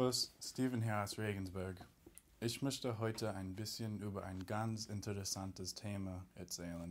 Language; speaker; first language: German; non-native, learner; English